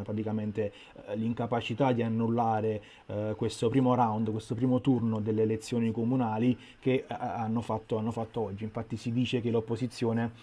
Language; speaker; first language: Italian; native; Italian